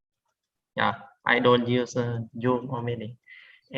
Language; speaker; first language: English; non-native, learner; Vietnamese